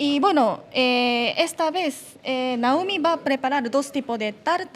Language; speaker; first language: Spanish; non-native, fluent; Japanese